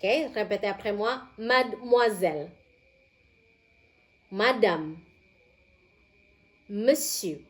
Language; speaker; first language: French; non-native, fluent; Indonesian